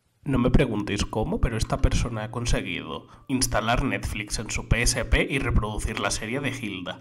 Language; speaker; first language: Spanish; native; Spanish